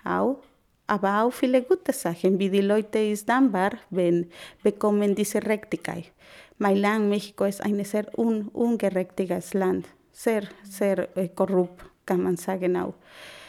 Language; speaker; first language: German; non-native, learner; Spanish